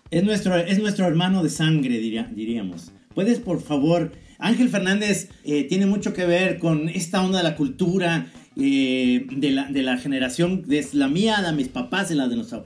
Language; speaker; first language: Spanish; native; Spanish